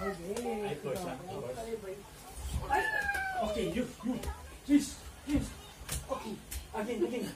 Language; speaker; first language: English; non-native, learner; Filipino